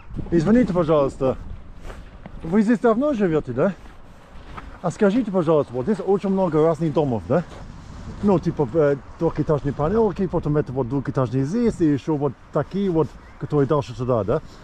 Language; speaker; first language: Russian; non-native, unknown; English